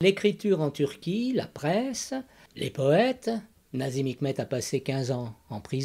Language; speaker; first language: French; native; French